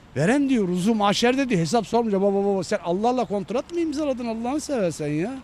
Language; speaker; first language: Turkish; native; Turkish